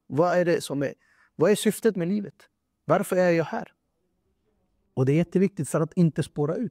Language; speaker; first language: Swedish; non-native, fluent; Urdu